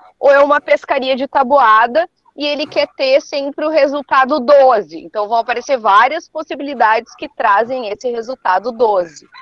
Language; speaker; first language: Portuguese; native; Portuguese